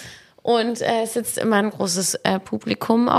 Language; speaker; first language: German; native; German